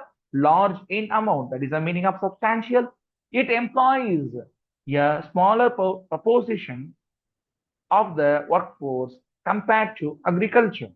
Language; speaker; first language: English; non-native, local second language; Tamil